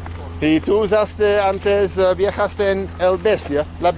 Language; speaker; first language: Spanish; non-native, learner; English